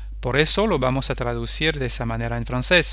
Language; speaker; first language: Spanish; non-native, fluent; French